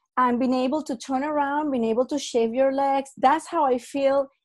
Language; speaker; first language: English; non-native, fluent; Spanish